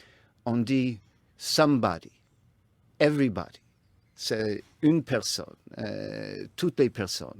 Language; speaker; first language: French; non-native, fluent; English